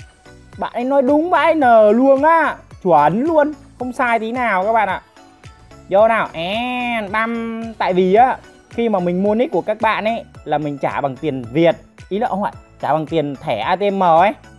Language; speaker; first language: Vietnamese; native; Vietnamese